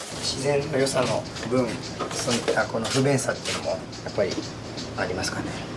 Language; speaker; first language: Japanese; native; Japanese